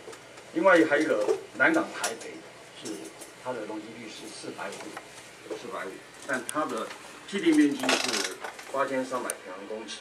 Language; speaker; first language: Chinese; native; Chinese